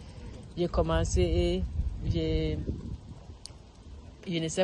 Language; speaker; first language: French; non-native, learner; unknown